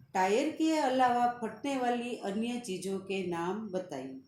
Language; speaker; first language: Hindi; non-native, local second language; Gujarati